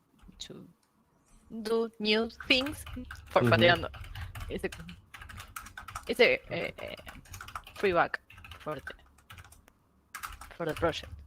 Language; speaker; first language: English; non-native, learner; Spanish